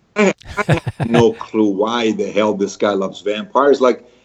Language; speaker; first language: English; early bilingual, other home language; Persian